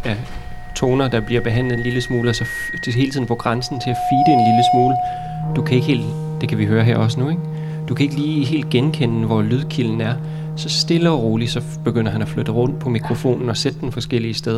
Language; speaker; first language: Danish; native; Danish